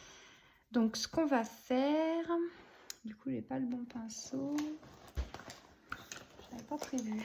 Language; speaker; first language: French; native; French